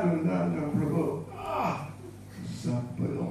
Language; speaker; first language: Russian; non-native, learner; English